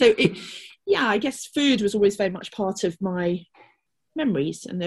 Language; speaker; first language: English; native; English